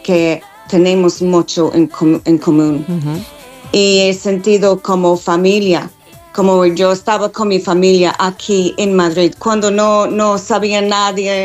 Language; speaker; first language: Spanish; non-native, fluent; English